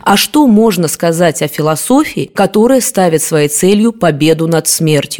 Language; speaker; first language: Russian; native; Russian